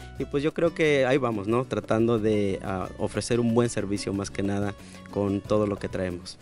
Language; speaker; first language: Spanish; native; Spanish